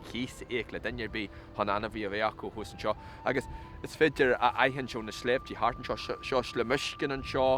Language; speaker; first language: Irish; non-native, local second language; English